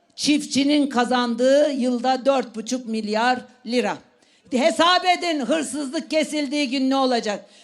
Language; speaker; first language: Turkish; native; Turkish